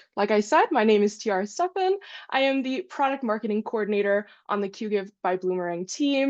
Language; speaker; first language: English; native; English